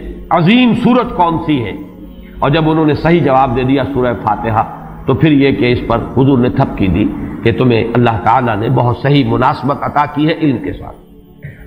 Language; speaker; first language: Urdu; native; Urdu